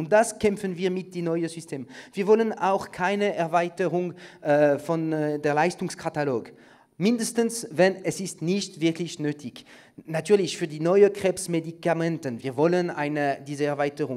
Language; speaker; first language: German; non-native, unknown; French